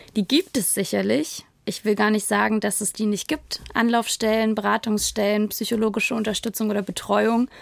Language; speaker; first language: German; native; German